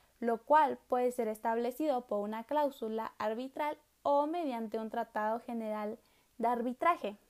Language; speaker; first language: Spanish; native; Spanish